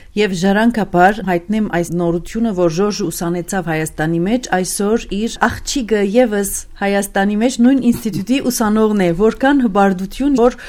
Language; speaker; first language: Armenian; early bilingual, heritage; Armenian